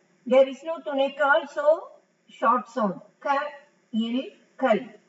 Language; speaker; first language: English; non-native, local second language; Tamil